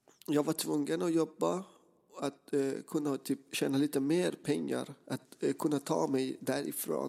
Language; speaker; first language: Swedish; non-native, fluent; Persian